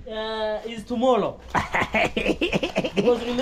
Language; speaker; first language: English; non-native, learner; Swahili